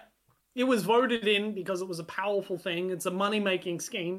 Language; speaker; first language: English; non-native, local second language; Hungarian